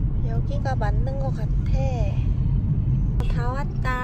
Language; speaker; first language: Korean; native; Korean